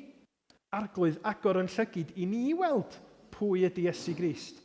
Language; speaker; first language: Welsh; native; Welsh